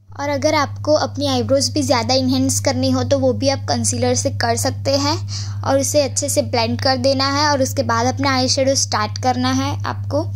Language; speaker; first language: Hindi; non-native, local second language; Gujarati